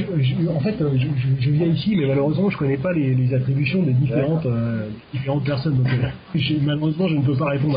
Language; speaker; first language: French; native; French